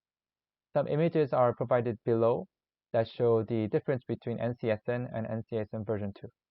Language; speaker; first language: English; non-native, learner; Korean